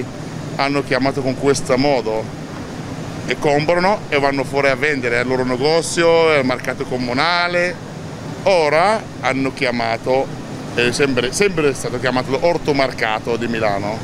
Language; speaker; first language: Italian; non-native, fluent; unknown